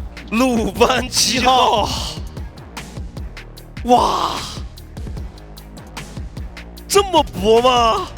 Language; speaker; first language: Chinese; native; Chinese